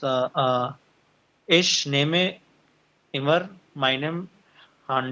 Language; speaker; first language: German; non-native, learner; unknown